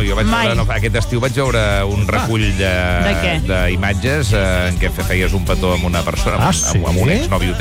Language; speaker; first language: Catalan; native; Catalan